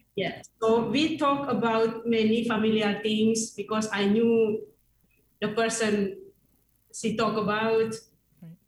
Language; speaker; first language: English; non-native, fluent; Indonesian